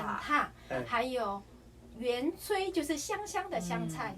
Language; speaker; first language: Chinese; non-native, fluent; Vietnamese